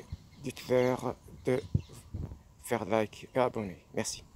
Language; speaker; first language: French; non-native, fluent; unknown